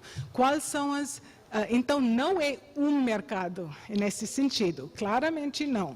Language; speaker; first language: Portuguese; non-native, fluent; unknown